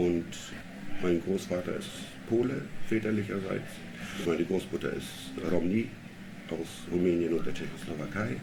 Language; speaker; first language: German; native; German